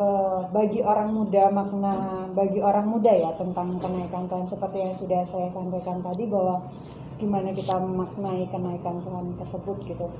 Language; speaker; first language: Indonesian; native; Indonesian